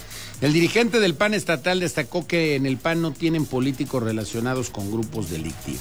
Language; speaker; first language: Spanish; native; Spanish